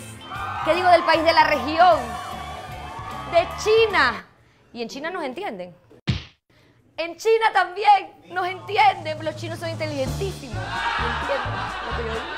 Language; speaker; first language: Spanish; native; Spanish